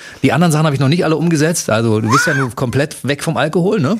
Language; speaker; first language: German; native; German